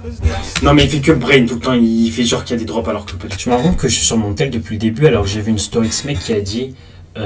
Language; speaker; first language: French; native; French